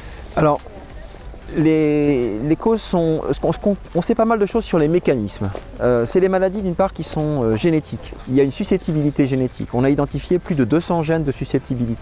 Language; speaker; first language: French; native; French